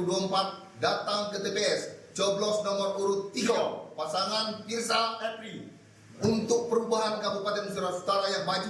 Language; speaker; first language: Malay; native; Malay